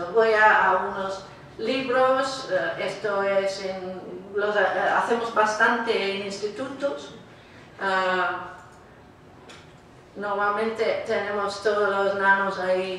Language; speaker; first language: Spanish; non-native, fluent; English